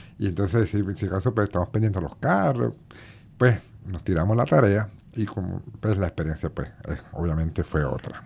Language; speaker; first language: Spanish; native; Spanish